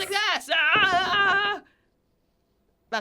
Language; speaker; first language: English; native; English